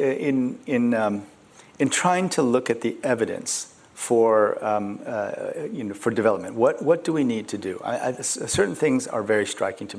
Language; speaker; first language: English; early bilingual, other home language; Korean